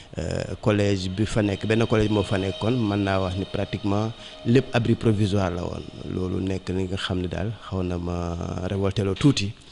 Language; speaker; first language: Wolof; non-native, local second language; Mandingo